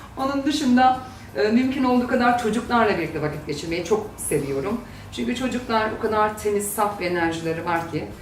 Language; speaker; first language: Turkish; native; Turkish